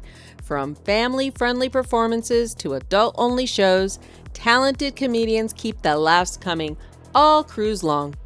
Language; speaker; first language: English; native; English